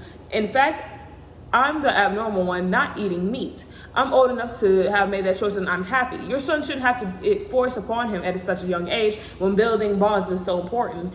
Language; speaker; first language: English; native; English